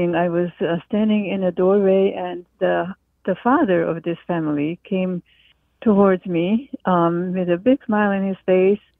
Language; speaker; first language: English; non-native, fluent; Hungarian